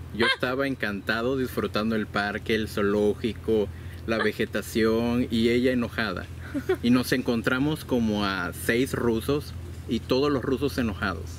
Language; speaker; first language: Spanish; native; Spanish